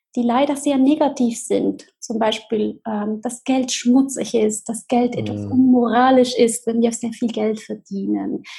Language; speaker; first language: German; non-native, fluent; Spanish